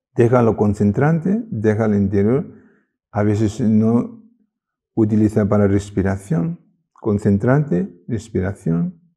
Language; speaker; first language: Spanish; non-native, learner; Tibetan